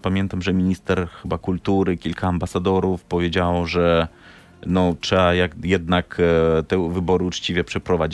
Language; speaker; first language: Polish; non-native, fluent; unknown